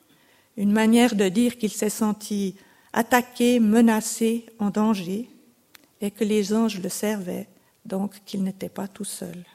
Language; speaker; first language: French; native; French